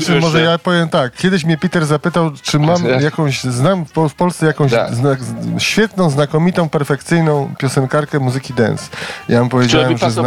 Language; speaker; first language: Polish; native; Polish